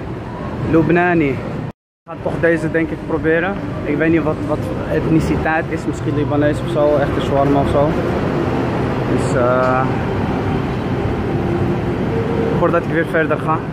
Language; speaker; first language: Dutch; early bilingual, other home language; Arabic